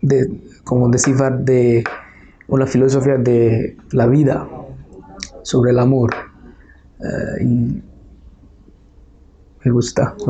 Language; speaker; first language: Spanish; non-native, fluent; Bangla